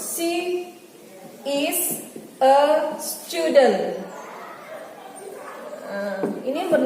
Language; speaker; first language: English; non-native, learner; Indonesian